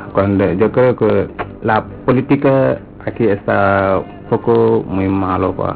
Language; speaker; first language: Spanish; non-native, learner; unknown